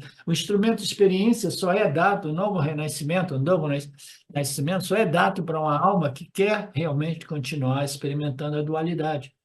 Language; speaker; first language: Portuguese; native; Portuguese